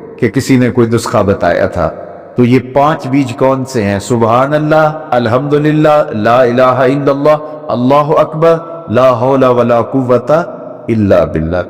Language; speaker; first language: Urdu; non-native, local second language; Punjabi